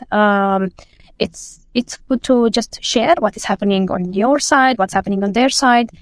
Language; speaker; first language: English; non-native, fluent; Romanian